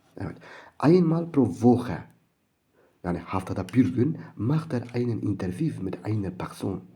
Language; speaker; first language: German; non-native, learner; Turkish